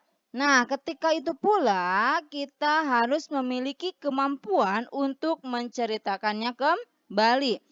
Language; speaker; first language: Indonesian; native; Indonesian